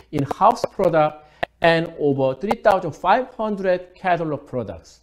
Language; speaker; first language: English; non-native, fluent; Korean